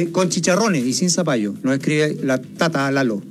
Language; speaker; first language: Spanish; native; Spanish